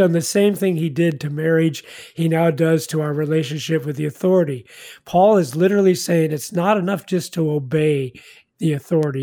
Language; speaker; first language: English; native; English